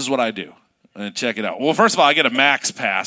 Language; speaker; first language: English; native; English